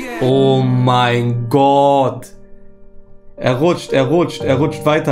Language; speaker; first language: German; native; German